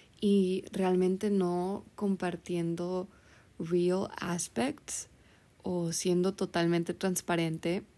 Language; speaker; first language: Spanish; early bilingual, heritage; Spanish